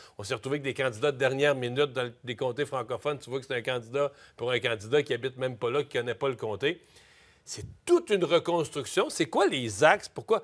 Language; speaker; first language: French; native; French